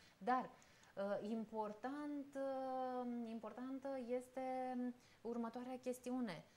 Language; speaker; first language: Romanian; native; Romanian